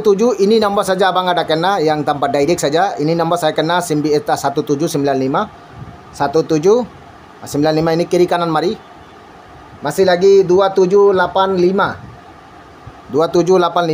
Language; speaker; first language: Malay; non-native, learner; Bangla